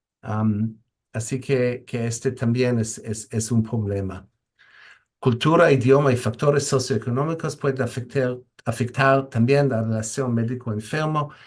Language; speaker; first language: Spanish; non-native, fluent; English